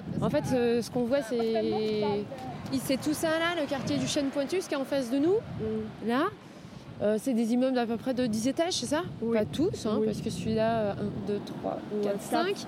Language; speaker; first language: French; native; French